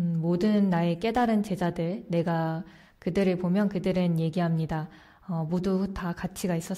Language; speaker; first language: Korean; native; Korean